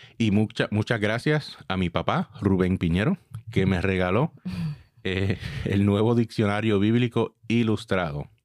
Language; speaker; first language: Spanish; early bilingual, heritage; Spanish